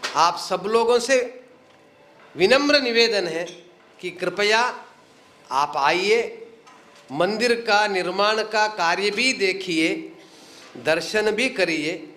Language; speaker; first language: Hindi; non-native, local second language; Kannada